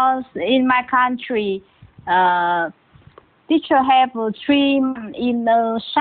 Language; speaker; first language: English; non-native, learner; Vietnamese